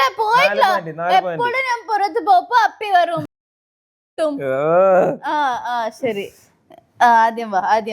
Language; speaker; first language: Malayalam; non-native, learner; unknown